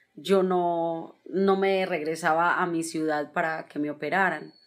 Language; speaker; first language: Spanish; native; Spanish